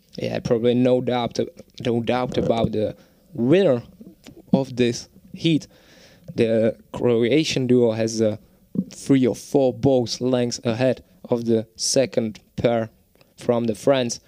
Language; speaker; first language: English; non-native, fluent; Czech